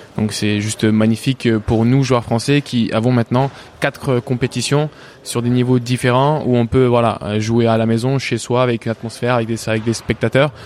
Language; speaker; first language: French; early bilingual, other home language; Bulgarian